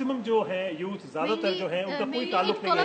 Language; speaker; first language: Hindi; native; Hindi